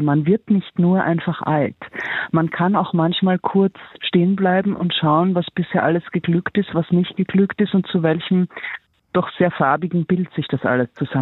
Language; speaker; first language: German; native; German